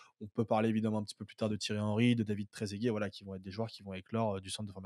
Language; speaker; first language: French; native; French